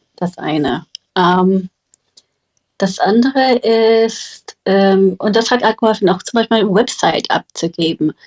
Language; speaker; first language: German; non-native, fluent; English